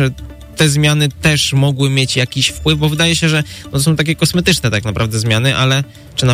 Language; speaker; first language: Polish; native; Polish